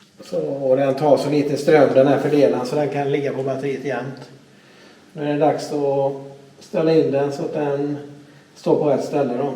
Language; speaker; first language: Swedish; native; Swedish